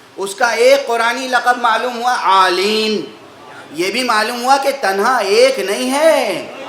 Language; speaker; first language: Urdu; native; Urdu